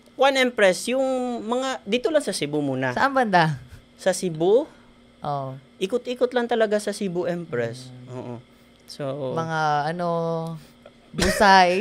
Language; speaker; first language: Filipino; non-native, local second language; Hiligaynon